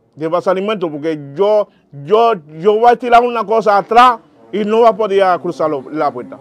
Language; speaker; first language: Spanish; non-native, learner; Haitian Creole